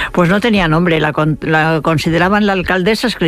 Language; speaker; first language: Spanish; native; Spanish